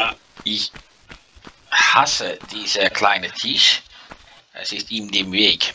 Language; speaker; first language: German; non-native, learner; Dutch